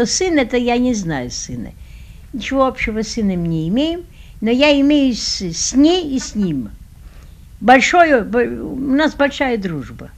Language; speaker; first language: Russian; early bilingual, heritage; Russian